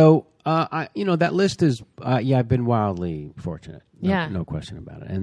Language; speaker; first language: English; native; English